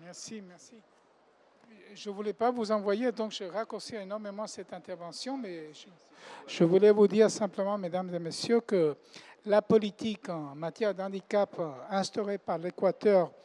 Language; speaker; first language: French; non-native, fluent; Spanish